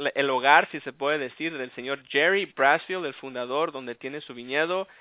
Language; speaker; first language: Spanish; early bilingual, heritage; Spanish